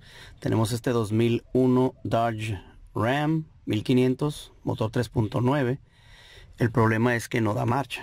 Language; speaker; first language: Spanish; native; Spanish